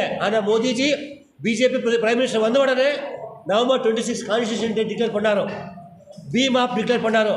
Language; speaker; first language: Tamil; non-native, learner; Kannada